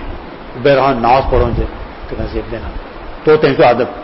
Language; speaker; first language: Marathi; non-native, local second language; Urdu